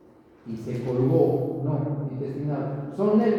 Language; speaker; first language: Spanish; native; Spanish